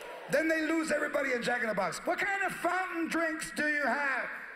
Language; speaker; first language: English; early bilingual, other home language; Spanish